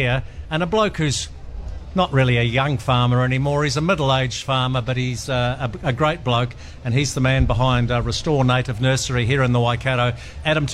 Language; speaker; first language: English; native; English